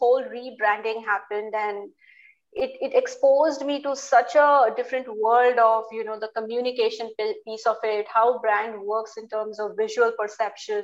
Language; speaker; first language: English; non-native, local second language; Hindi